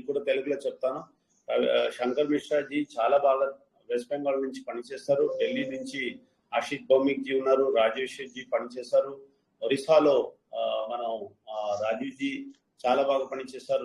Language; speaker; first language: Telugu; non-native, fluent; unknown